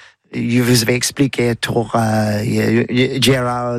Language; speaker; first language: French; non-native, learner; English